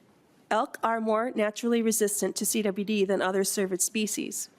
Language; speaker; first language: English; native; English